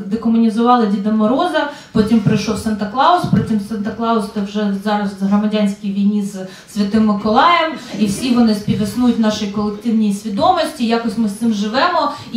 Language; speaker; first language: Ukrainian; native; Ukrainian